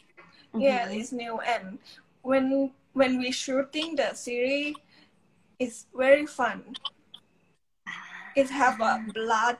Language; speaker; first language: English; non-native, learner; Thai